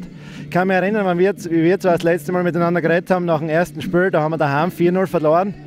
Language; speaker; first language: German; native; German